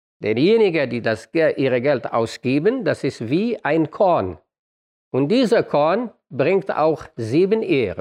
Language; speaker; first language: German; non-native, fluent; Arabic